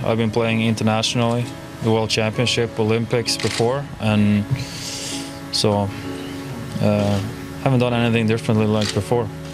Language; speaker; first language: English; non-native, fluent; Swedish